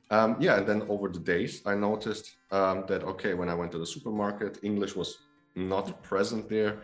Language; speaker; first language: English; non-native, fluent; Polish